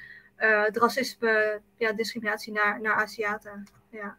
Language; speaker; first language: Dutch; early bilingual, other home language; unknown